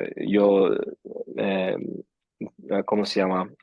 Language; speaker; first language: Spanish; early bilingual, heritage; Swedish